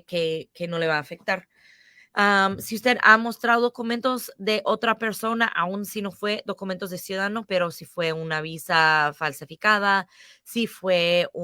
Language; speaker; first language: Spanish; non-native, fluent; English